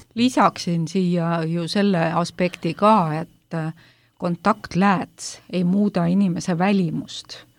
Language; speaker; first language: Estonian; native; Estonian